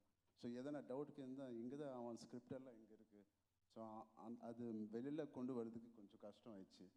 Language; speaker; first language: Tamil; non-native, local second language; Telugu